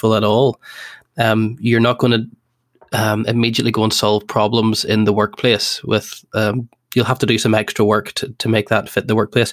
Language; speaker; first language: English; native; English